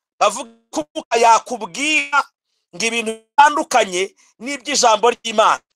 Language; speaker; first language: Kinyarwanda; native; Kinyarwanda